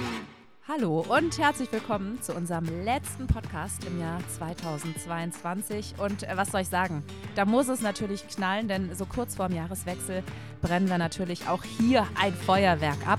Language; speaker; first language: German; native; German